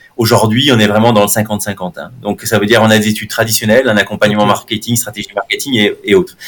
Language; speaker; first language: French; native; French